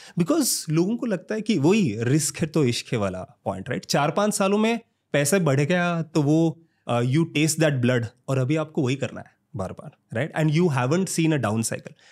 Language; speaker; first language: Hindi; native; Hindi